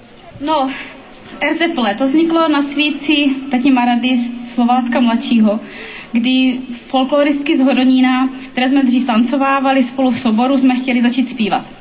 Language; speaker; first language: Czech; native; Czech